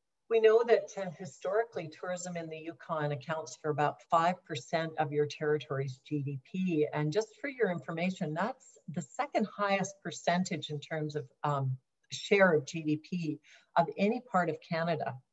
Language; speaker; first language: English; native; English